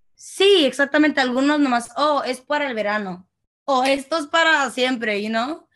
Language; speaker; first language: Spanish; early bilingual, heritage; Spanish